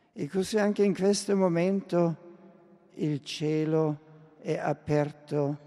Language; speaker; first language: Italian; non-native, fluent; German